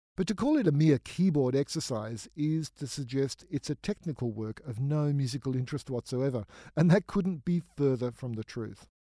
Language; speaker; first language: English; native; English